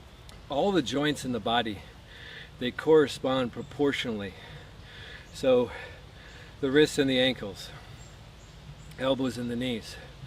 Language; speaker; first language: English; native; English